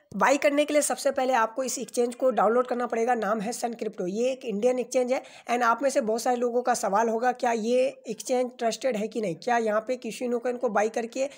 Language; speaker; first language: Hindi; native; Hindi